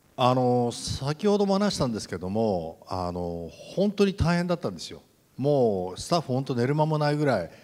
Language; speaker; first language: Japanese; native; Japanese